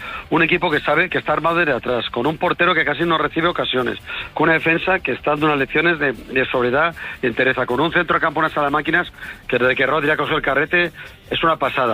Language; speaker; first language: Spanish; native; Spanish